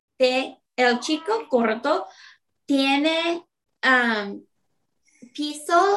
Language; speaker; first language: Spanish; non-native, learner; English